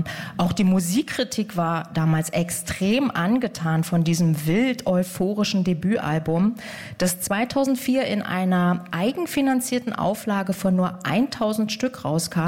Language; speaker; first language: German; native; German